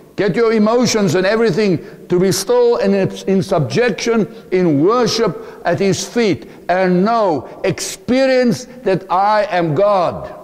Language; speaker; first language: English; non-native, local second language; Afrikaans